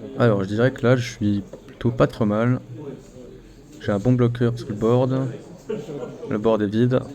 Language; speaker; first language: French; native; French